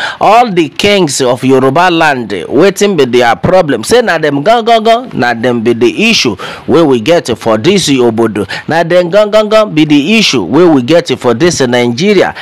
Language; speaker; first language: Nigerian Pidgin; non-native, local second language; Yoruba